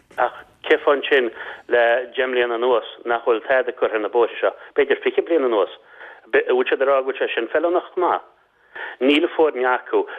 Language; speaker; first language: Irish; native; Irish